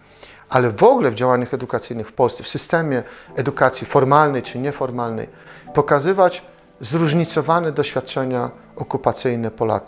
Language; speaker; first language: Polish; native; Polish